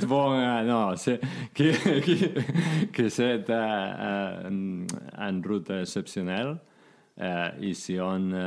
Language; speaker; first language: French; non-native, learner; Spanish